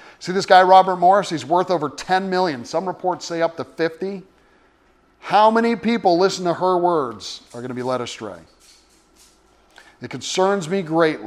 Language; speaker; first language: English; native; English